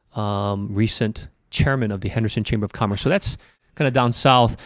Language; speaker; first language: English; native; English